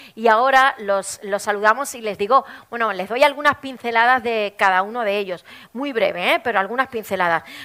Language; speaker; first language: Spanish; native; Spanish